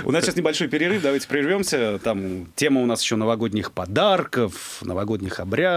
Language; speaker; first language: Russian; native; Russian